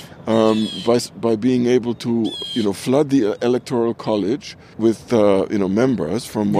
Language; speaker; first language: English; non-native, fluent; German